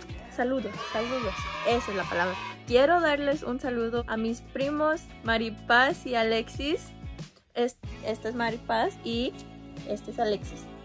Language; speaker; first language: Spanish; early bilingual, heritage; Spanish